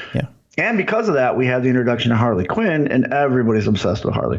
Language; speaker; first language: English; native; English